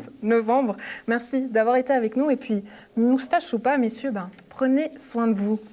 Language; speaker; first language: French; native; French